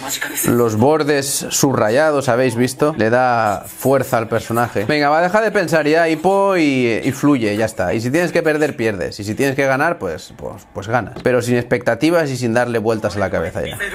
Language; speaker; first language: Spanish; native; Spanish